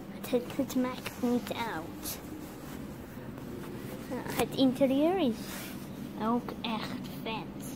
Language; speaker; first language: Dutch; non-native, learner; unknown